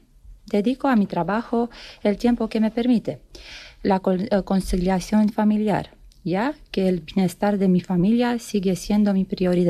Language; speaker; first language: Spanish; non-native, fluent; Romanian